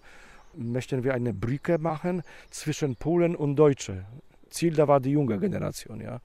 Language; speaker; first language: German; non-native, learner; Polish